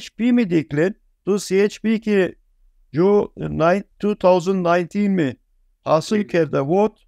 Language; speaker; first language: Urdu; non-native, fluent; Turkish